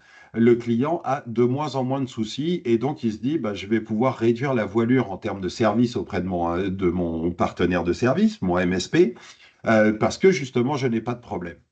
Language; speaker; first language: French; native; French